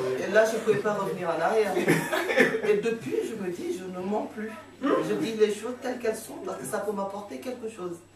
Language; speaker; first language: French; non-native, local second language; Fula